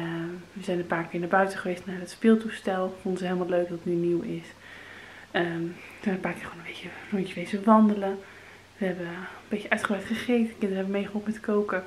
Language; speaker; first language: Dutch; native; Dutch